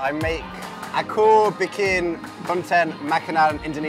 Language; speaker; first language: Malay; non-native, learner; English